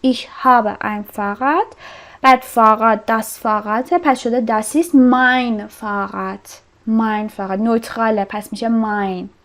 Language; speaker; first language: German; non-native, fluent; Persian